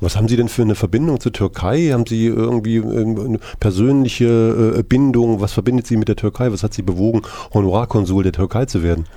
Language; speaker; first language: German; native; German